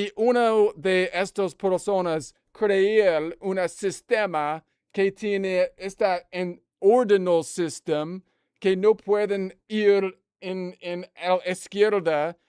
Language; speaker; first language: Spanish; non-native, learner; English